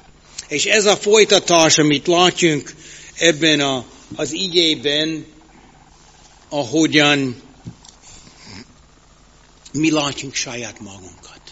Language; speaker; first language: Hungarian; non-native, fluent; English